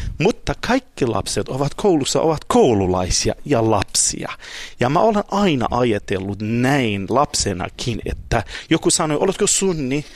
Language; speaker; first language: Finnish; non-native, fluent; Kurdish